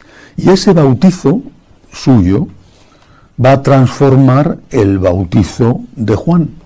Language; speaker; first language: Spanish; native; Spanish